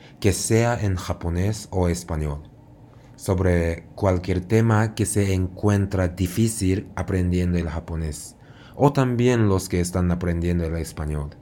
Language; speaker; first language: Spanish; non-native, fluent; Japanese